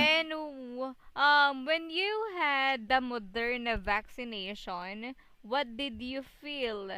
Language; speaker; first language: English; non-native, local second language; Filipino